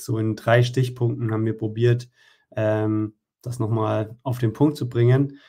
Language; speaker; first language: German; native; German